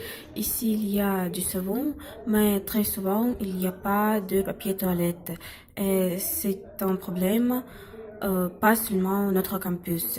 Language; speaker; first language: French; non-native, fluent; Russian